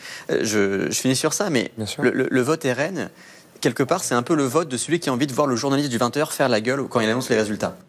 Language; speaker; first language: French; native; French